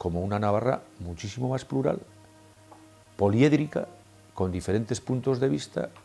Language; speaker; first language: Spanish; native; Spanish